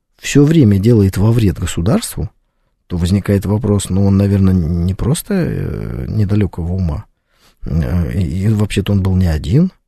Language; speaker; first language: Russian; native; Russian